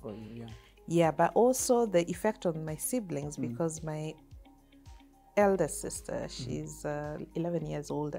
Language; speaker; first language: English; non-native, local second language; Luyia